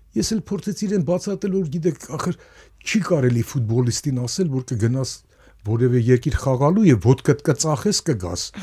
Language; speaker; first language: Armenian; native; Armenian